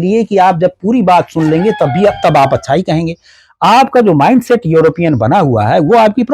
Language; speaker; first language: Hindi; native; Hindi